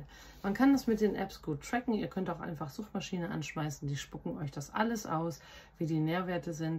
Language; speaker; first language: German; native; German